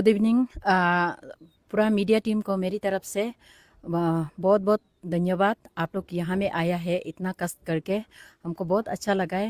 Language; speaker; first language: Hindi; non-native, local second language; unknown